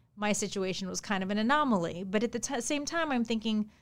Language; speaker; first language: English; early bilingual, other home language; Japanese